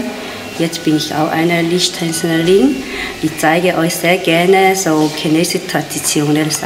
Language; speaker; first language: German; non-native, learner; Chinese